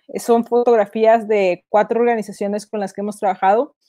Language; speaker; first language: Spanish; native; Spanish